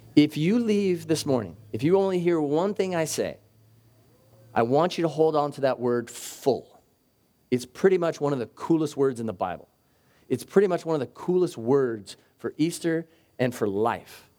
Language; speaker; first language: English; native; English